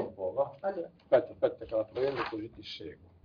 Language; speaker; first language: Italian; native; Italian